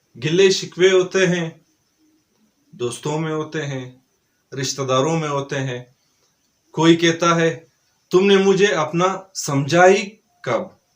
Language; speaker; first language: Urdu; non-native, local second language; Pashto